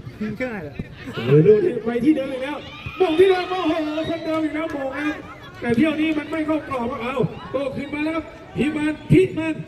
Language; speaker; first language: Thai; native; Thai